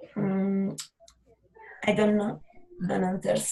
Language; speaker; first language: English; non-native, learner; Spanish